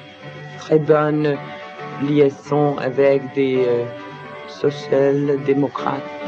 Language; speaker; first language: French; non-native, learner; Danish